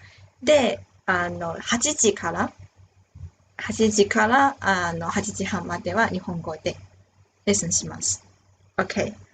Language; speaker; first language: Japanese; non-native, fluent; Chinese